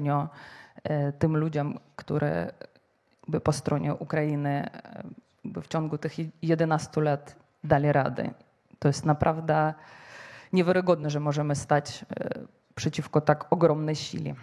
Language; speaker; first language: Polish; non-native, fluent; Ukrainian